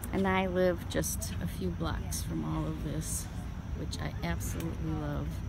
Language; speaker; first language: English; native; English